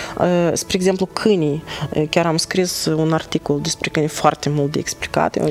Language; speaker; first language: Romanian; native; Romanian